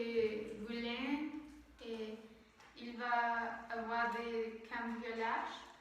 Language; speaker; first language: French; non-native, learner; Spanish